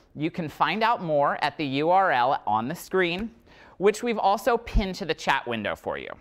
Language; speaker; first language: English; native; English